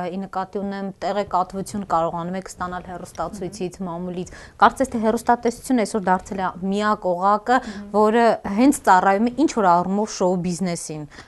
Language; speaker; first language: Armenian; native; Armenian